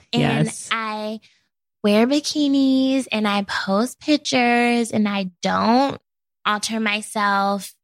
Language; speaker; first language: English; native; English